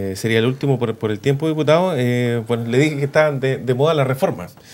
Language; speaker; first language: Spanish; native; Spanish